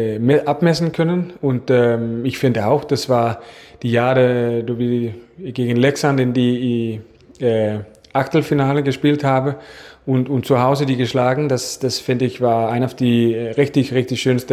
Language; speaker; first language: German; non-native, fluent; Danish